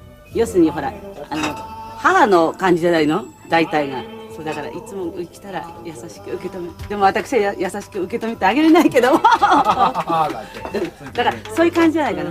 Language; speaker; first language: Japanese; native; Japanese